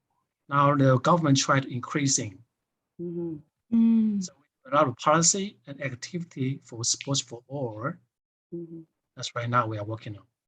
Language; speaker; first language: English; non-native, fluent; Chinese